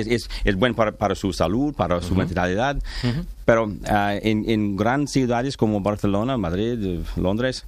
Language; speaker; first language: Spanish; non-native, learner; English